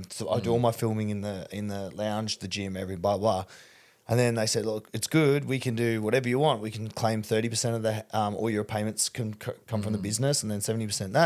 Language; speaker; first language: English; native; English